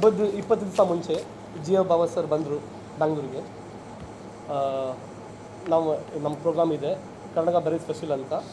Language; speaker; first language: Kannada; non-native, local second language; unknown